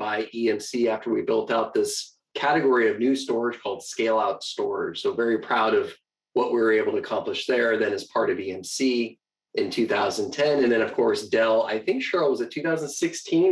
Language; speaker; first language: English; native; English